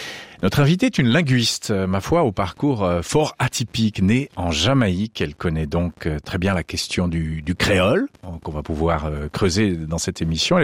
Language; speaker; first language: French; native; French